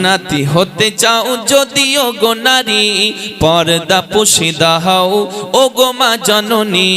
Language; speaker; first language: Bangla; native; Bangla